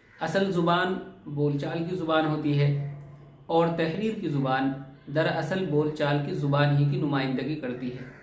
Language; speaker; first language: Urdu; native; Urdu